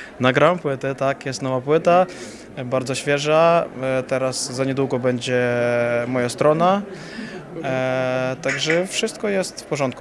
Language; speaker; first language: Polish; non-native, fluent; Ukrainian